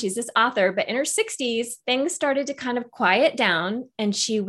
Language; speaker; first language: English; native; English